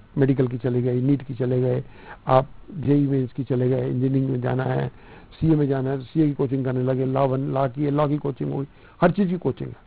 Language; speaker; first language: Hindi; non-native, local second language; Punjabi